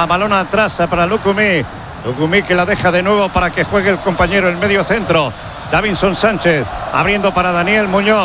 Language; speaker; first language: Spanish; native; Spanish